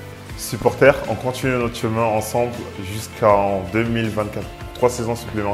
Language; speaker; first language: French; early bilingual, other home language; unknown